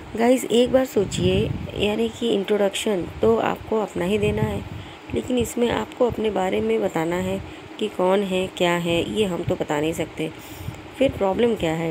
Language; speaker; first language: Hindi; native; Hindi